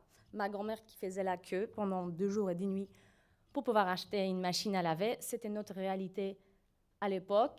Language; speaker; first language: French; non-native, fluent; Polish